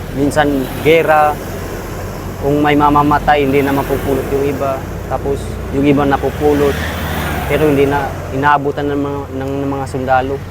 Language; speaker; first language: Filipino; non-native, local second language; Tausug